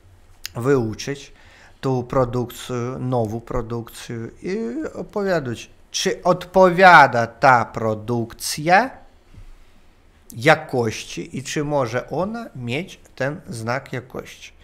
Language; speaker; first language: Polish; non-native, learner; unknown